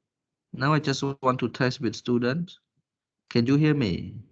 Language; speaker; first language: English; non-native, fluent; Khmer